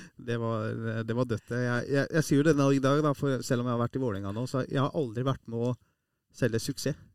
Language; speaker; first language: Norwegian; early bilingual, other home language; Persian